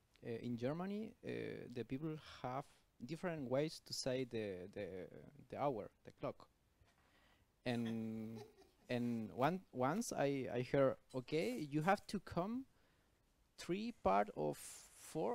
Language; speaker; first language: English; non-native, learner; Spanish